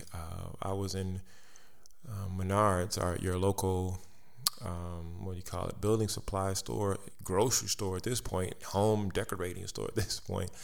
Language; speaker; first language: English; native; English